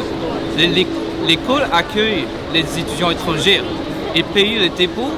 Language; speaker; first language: French; non-native, fluent; Chinese